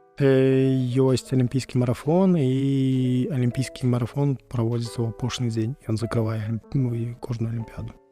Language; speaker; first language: Belarusian; non-native, local second language; Russian